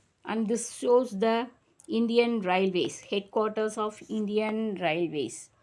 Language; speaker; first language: English; non-native, local second language; Tamil